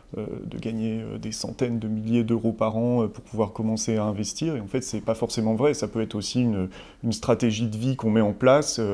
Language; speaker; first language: French; native; French